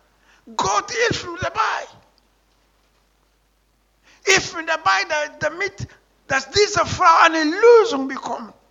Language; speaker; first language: German; non-native, learner; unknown